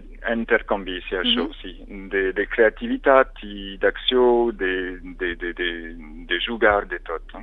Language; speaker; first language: Catalan; non-native, fluent; French